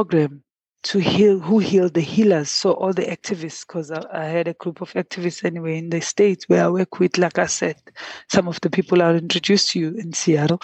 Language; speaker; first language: English; non-native, local second language; Zulu